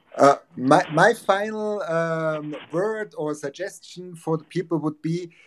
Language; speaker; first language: English; non-native, fluent; German